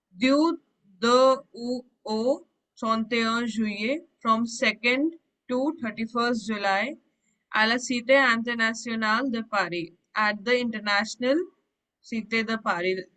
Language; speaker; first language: French; non-native, fluent; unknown